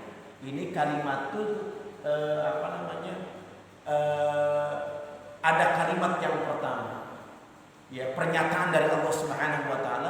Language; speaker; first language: Indonesian; native; Indonesian